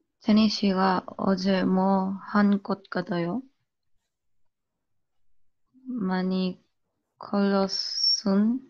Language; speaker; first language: Korean; non-native, learner; Spanish